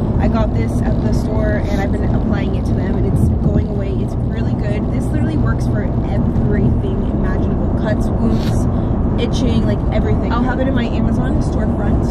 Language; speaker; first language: English; early bilingual, other home language; Spanish